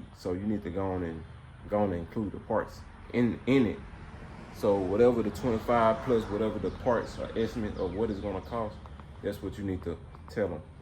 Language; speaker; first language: English; native; English